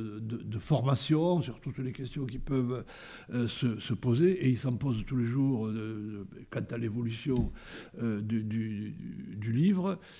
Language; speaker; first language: French; native; French